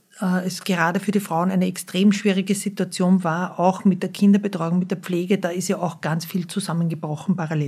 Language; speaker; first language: German; native; German